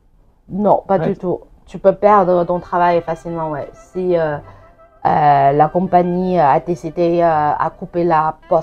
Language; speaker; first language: French; non-native, fluent; Chinese